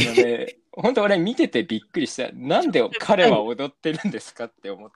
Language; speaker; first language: Japanese; native; Japanese